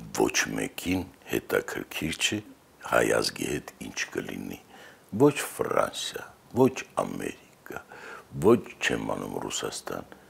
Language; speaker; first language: Armenian; native; Armenian